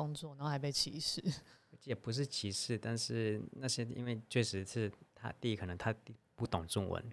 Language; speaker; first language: Chinese; non-native, fluent; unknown